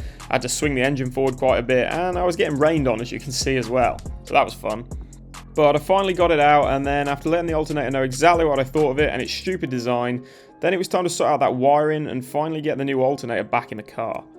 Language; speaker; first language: English; native; English